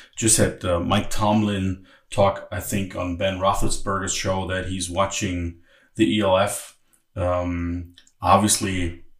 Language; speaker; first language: English; non-native, fluent; German